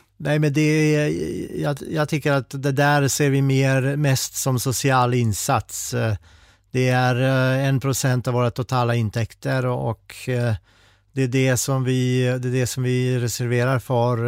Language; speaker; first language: Swedish; non-native, fluent; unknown